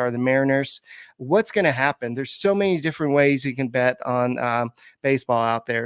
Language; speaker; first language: English; native; English